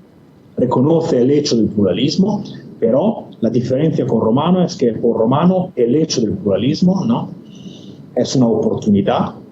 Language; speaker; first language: Spanish; non-native, fluent; Italian